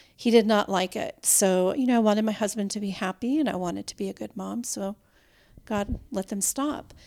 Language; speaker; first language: English; native; English